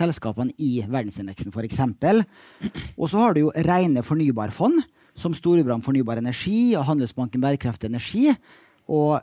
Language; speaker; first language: Norwegian; native; Norwegian